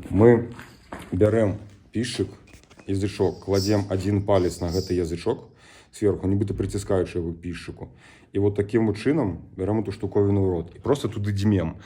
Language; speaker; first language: Belarusian; native; Belarusian